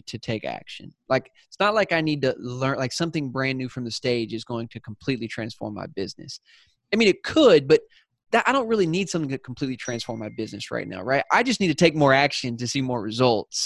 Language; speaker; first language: English; native; English